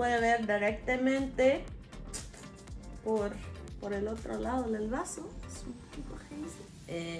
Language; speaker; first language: Spanish; non-native, fluent; English